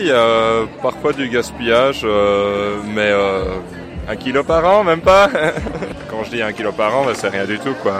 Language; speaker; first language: French; native; French